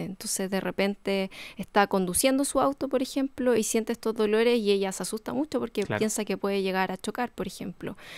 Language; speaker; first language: Spanish; native; Spanish